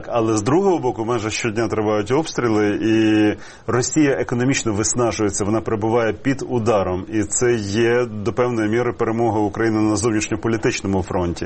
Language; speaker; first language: Ukrainian; native; Ukrainian